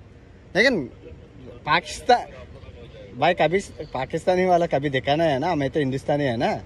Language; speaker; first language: Hindi; non-native, local second language; Telugu